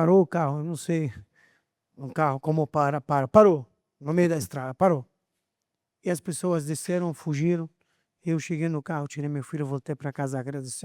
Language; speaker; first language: Portuguese; non-native, fluent; Arabic